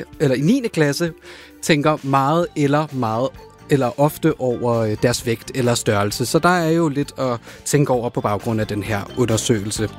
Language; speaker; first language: Danish; native; Danish